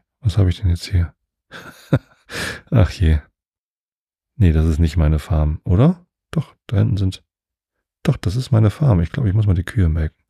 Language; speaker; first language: German; native; German